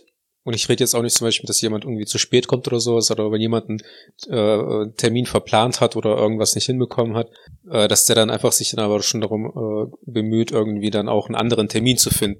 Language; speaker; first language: German; native; German